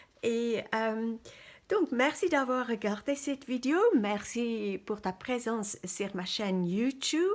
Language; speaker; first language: French; non-native, fluent; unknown